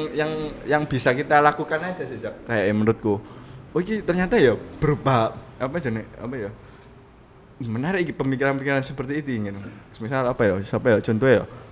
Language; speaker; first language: Indonesian; non-native, local second language; Javanese